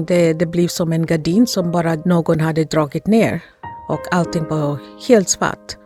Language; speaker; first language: Swedish; non-native, fluent; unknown